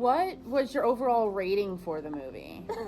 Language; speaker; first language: English; native; English